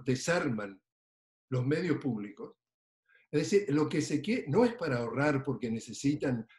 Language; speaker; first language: Spanish; native; Spanish